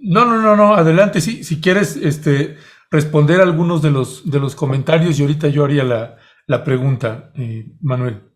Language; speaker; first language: Spanish; native; Spanish